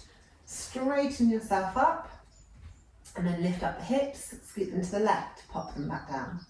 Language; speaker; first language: English; native; English